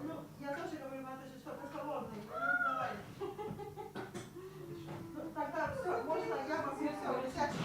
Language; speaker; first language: Russian; non-native, local second language; Lithuanian